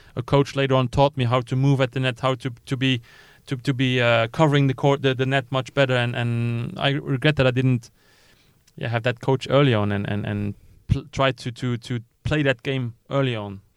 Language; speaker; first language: English; non-native, fluent; Luxembourgish